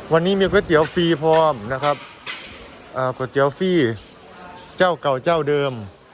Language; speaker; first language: Thai; native; Thai